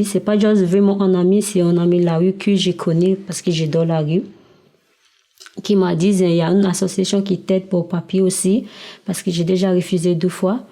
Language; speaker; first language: French; non-native, learner; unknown